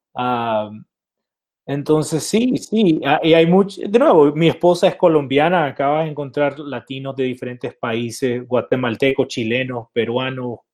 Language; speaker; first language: Spanish; early bilingual, heritage; Spanish